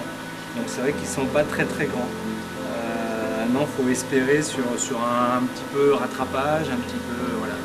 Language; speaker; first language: French; native; French